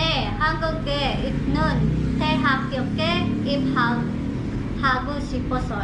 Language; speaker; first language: Korean; non-native, learner; Filipino